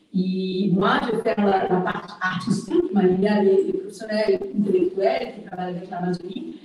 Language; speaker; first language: French; non-native, fluent; Portuguese